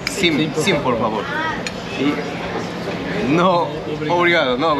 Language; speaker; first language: Portuguese; non-native, learner; Japanese